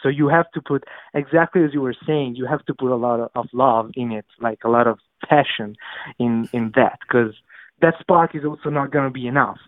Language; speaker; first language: English; non-native, fluent; Italian